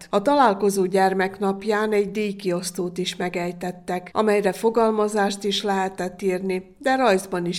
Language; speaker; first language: Hungarian; native; Hungarian